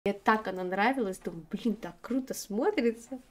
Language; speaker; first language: Russian; native; Russian